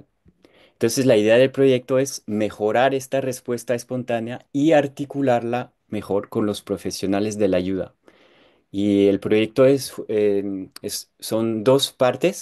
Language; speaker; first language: Spanish; non-native, fluent; French